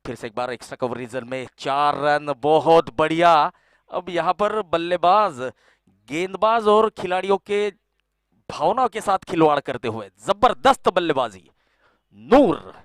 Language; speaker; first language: Hindi; non-native, local second language; Marathi